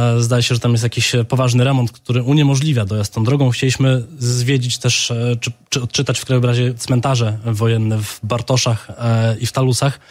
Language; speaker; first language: Polish; native; Polish